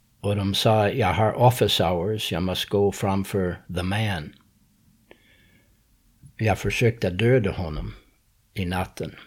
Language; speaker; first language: Swedish; non-native, fluent; English